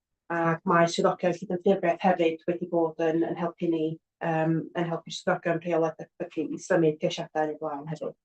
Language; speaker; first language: Welsh; native; Welsh